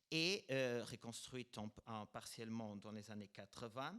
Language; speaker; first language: French; non-native, fluent; Portuguese